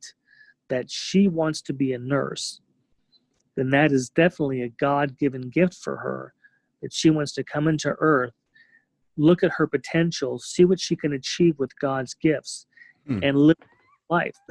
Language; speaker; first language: English; native; English